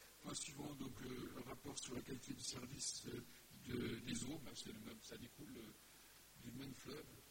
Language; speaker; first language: French; native; French